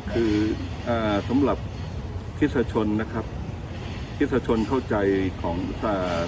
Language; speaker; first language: Thai; native; Thai